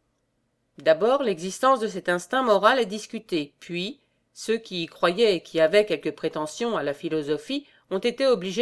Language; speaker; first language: French; native; French